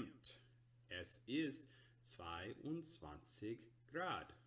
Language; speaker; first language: German; non-native, learner; English